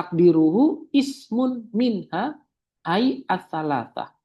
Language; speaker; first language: Arabic; non-native, fluent; Indonesian